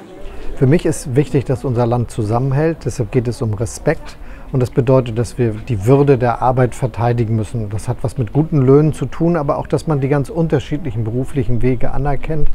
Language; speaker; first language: German; native; German